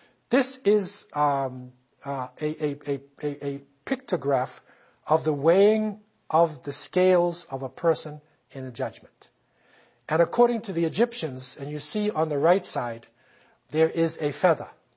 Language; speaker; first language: English; native; English